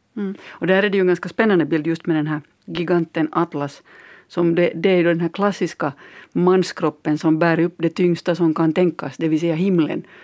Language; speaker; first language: Swedish; native; Swedish